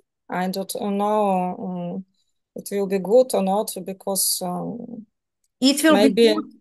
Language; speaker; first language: English; non-native, learner; Serbian